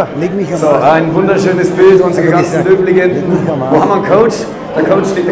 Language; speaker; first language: German; native; German